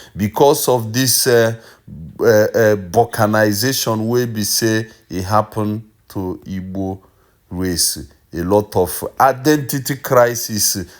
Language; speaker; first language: Nigerian Pidgin; non-native, local second language; Igbo